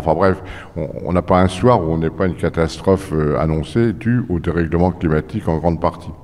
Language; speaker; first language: French; native; French